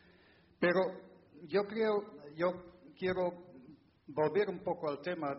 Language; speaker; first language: Spanish; non-native, fluent; Dutch